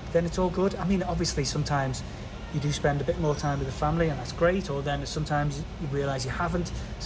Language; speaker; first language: English; native; English